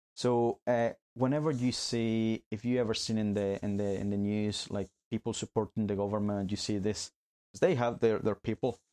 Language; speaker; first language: English; non-native, fluent; Spanish